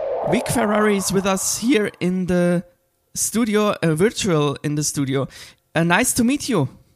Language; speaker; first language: English; non-native, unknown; German